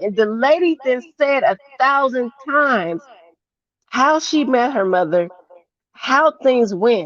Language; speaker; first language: English; native; English